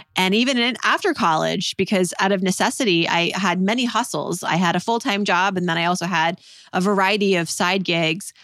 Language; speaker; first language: English; native; English